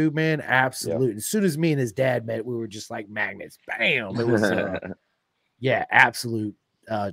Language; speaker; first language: English; native; English